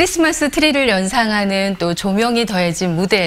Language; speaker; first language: Korean; native; Korean